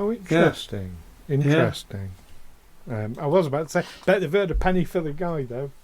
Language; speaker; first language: English; native; English